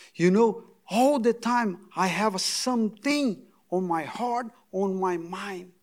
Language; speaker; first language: English; non-native, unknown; Portuguese